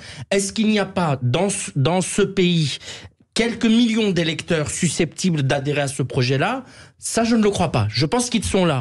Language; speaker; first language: French; native; French